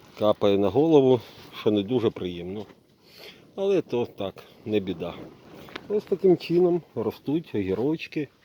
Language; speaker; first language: Ukrainian; native; Ukrainian